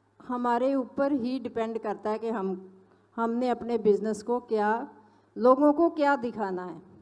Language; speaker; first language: Hindi; non-native, local second language; Punjabi